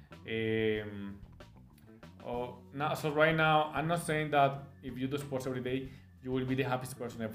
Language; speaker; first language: English; non-native, fluent; Spanish